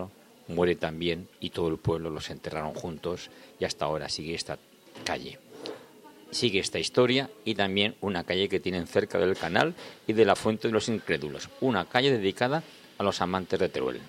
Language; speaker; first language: Spanish; native; Spanish